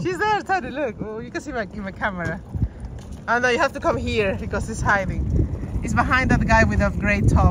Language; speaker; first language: English; non-native, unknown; Spanish